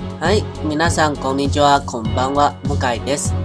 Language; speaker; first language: Japanese; non-native, learner; Chinese